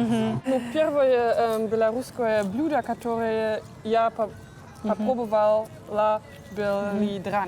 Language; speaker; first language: Russian; non-native, learner; German